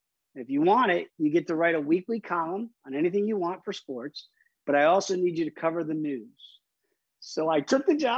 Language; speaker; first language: English; native; English